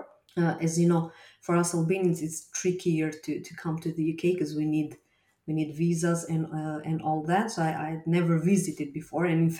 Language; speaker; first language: English; non-native, fluent; Albanian